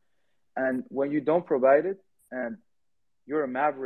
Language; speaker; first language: English; non-native, fluent; Spanish